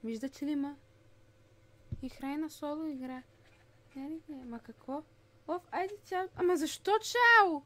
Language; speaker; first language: Bulgarian; native; Bulgarian